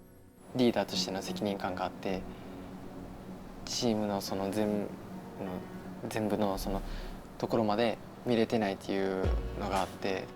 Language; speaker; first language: Japanese; native; Japanese